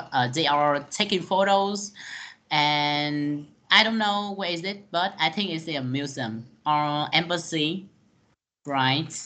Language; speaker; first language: English; non-native, learner; Vietnamese